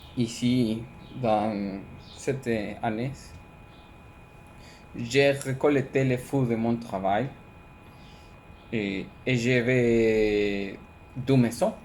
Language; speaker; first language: French; non-native, learner; Spanish